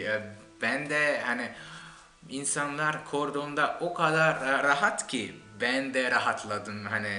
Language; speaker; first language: Turkish; non-native, fluent; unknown